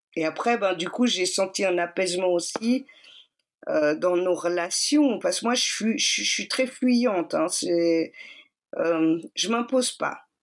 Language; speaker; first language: French; native; French